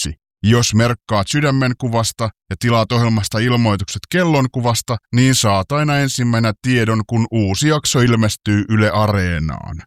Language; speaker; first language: Finnish; native; Finnish